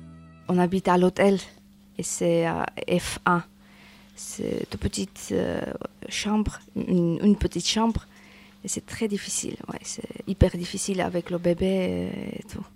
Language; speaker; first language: French; non-native, learner; Georgian